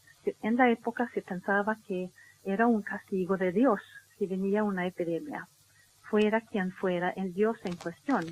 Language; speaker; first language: Spanish; non-native, fluent; Swedish